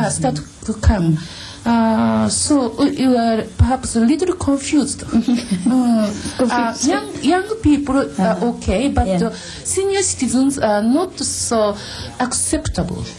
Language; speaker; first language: English; non-native, learner; Japanese